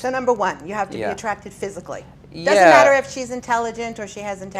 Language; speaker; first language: English; native; English